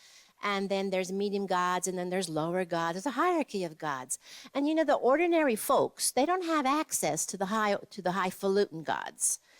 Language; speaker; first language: English; native; English